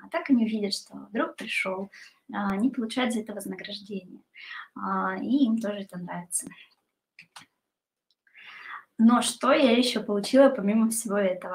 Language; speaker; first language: Russian; native; Russian